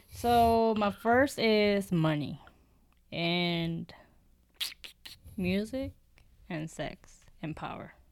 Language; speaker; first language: English; non-native, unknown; Korean